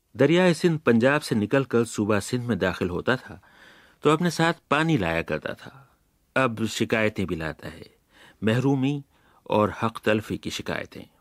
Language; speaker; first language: Urdu; native; Urdu